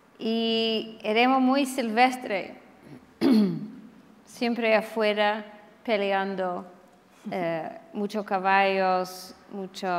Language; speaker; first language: Spanish; non-native, fluent; English